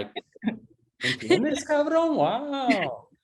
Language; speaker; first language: Spanish; non-native, fluent; English